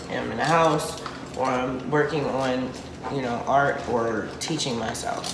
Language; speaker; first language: English; native; English